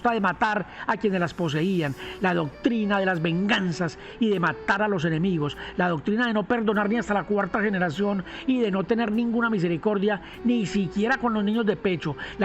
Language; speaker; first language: Spanish; native; Spanish